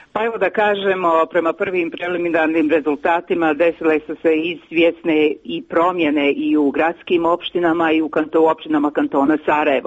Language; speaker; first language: Croatian; native; Croatian